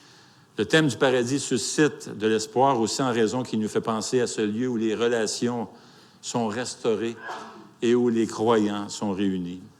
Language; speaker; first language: French; native; French